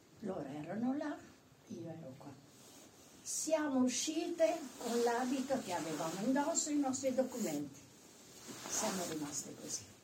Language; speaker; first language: Italian; native; Italian